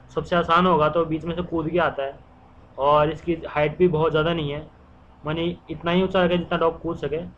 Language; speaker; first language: Hindi; native; Hindi